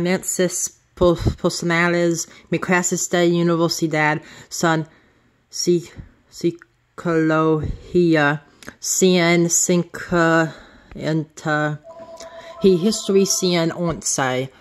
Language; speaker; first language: Spanish; non-native, learner; English